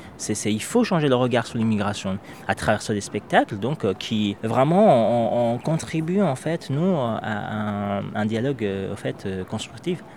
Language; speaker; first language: French; non-native, fluent; Persian